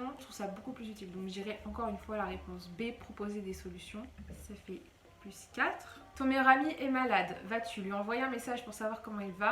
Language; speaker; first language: French; native; French